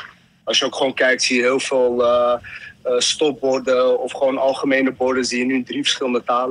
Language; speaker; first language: Dutch; early bilingual, other home language; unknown